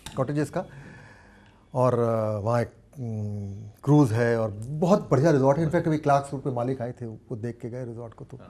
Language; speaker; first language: Hindi; native; Hindi